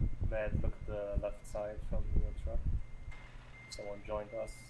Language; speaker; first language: English; non-native, learner; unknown